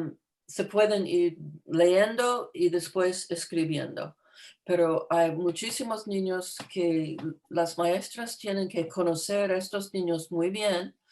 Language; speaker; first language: Spanish; non-native, fluent; English